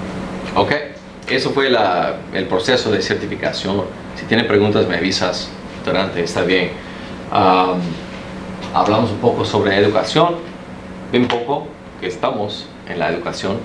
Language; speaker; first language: Spanish; early bilingual, heritage; Spanish